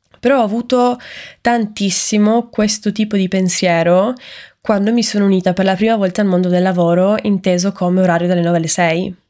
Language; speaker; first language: Italian; native; Italian